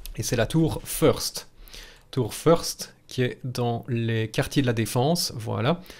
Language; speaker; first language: French; native; French